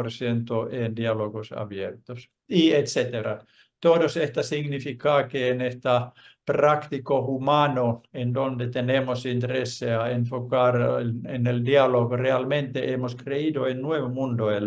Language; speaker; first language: Spanish; non-native, fluent; Finnish